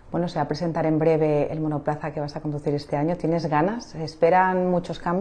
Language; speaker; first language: Spanish; native; Spanish